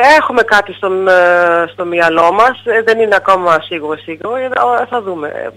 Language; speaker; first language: Greek; non-native, fluent; German